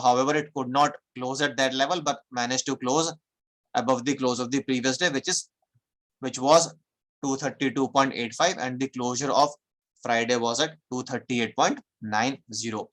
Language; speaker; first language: English; non-native, local second language; Hindi